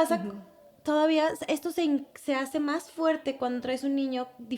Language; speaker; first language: Spanish; native; Spanish